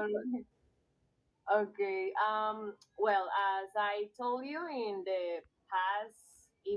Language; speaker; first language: English; non-native, fluent; Spanish